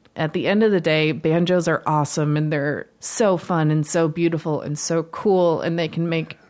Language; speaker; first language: English; native; English